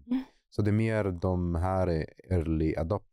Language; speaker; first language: Swedish; non-native, fluent; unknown